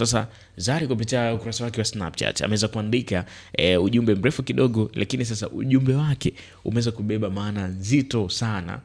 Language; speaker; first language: Swahili; native; Swahili